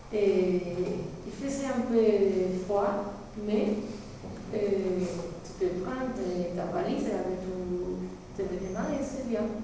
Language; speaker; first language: French; non-native, learner; Spanish